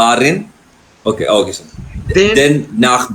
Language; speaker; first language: German; non-native, learner; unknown